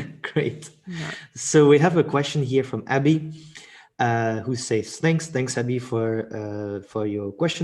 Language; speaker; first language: English; non-native, fluent; French